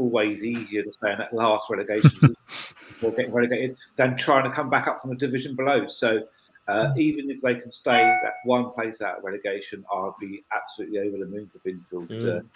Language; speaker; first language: English; native; English